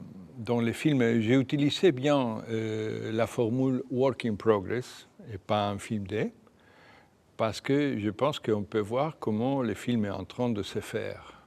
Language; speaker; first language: French; non-native, fluent; Spanish